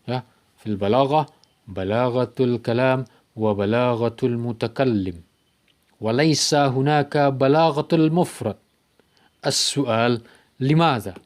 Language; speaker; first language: Arabic; non-native, fluent; Indonesian